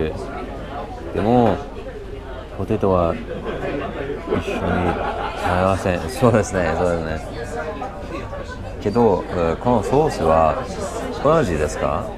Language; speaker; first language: Japanese; non-native, learner; English